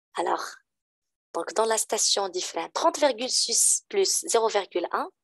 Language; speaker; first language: French; non-native, local second language; Arabic